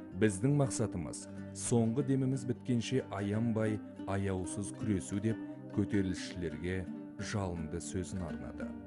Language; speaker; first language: Kazakh; native; Kazakh